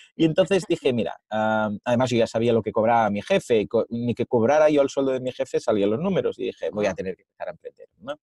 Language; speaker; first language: Spanish; native; Spanish